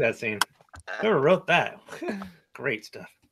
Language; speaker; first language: English; native; English